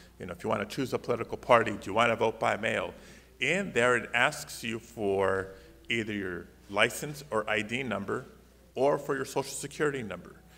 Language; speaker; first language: English; early bilingual, other home language; Spanish